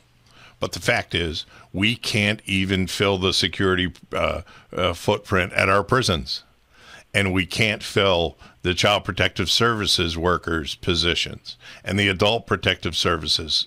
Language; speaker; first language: English; native; English